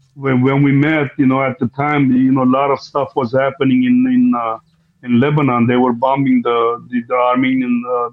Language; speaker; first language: English; non-native, fluent; Armenian